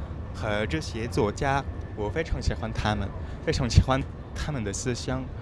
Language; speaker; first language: Chinese; non-native, learner; French